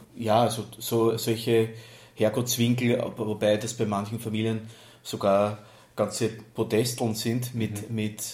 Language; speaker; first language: German; native; German